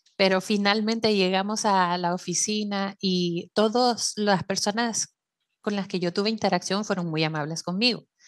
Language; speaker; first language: Spanish; native; Spanish